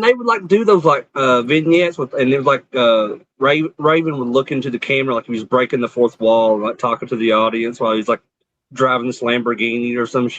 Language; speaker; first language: English; native; English